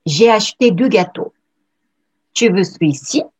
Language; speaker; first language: French; non-native, fluent; Japanese